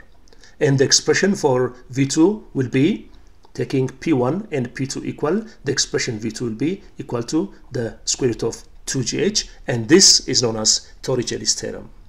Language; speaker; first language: English; non-native, local second language; Amharic